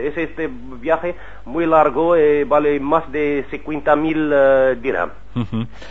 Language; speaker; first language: Spanish; non-native, learner; Arabic